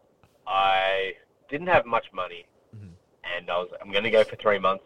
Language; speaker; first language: English; native; English